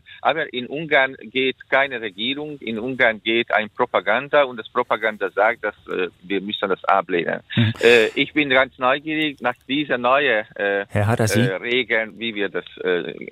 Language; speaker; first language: German; non-native, fluent; Hungarian